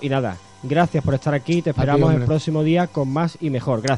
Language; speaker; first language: Spanish; native; Spanish